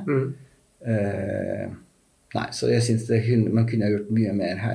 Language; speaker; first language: Norwegian; non-native, fluent; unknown